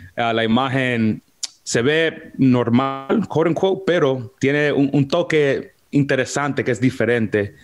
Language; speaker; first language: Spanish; early bilingual, heritage; Spanish